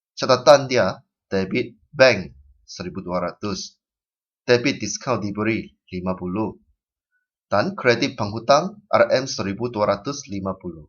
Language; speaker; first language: Malay; non-native, local second language; Chinese